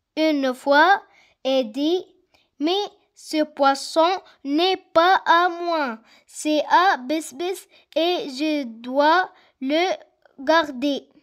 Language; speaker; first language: French; non-native, learner; Arabic